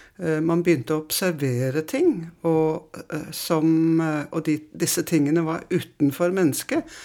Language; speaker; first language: Norwegian; native; Norwegian